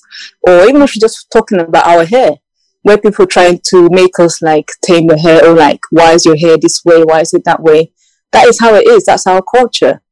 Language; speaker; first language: English; non-native, local second language; Yoruba